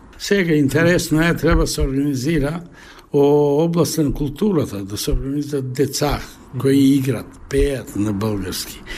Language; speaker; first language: Bulgarian; early bilingual, heritage; Bulgarian